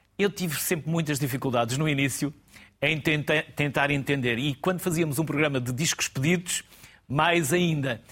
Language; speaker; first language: Portuguese; native; Portuguese